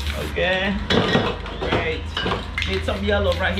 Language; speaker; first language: English; non-native, fluent; Spanish